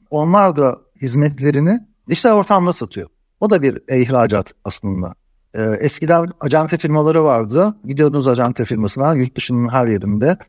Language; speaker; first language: Turkish; native; Turkish